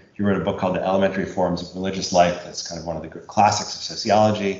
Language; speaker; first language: English; native; English